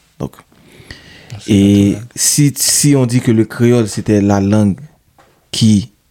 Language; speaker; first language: French; non-native, local second language; Haitian Creole